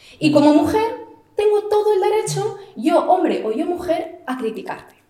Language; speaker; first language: Spanish; early bilingual, other home language; Arabic